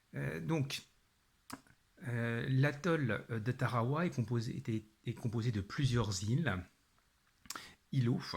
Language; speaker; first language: French; native; French